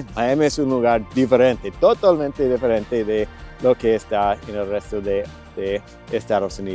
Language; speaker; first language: Spanish; non-native, fluent; English